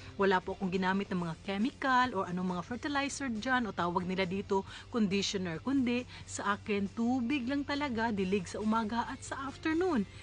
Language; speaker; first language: Filipino; native; Filipino